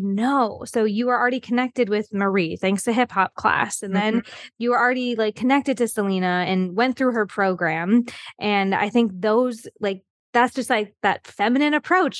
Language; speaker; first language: English; native; English